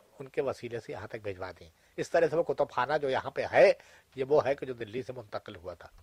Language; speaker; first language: Urdu; native; Urdu